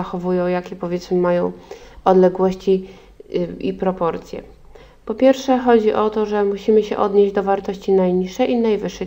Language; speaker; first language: Polish; native; Polish